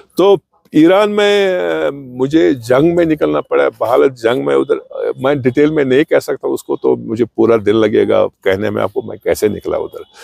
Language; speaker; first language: Urdu; non-native, local second language; Kashmiri